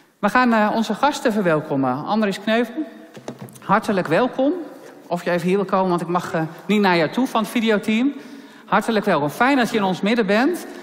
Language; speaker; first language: Dutch; native; Dutch